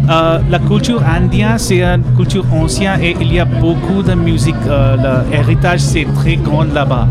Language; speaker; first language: French; non-native, learner; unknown